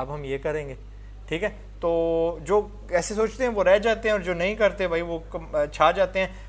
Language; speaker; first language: Urdu; non-native, fluent; English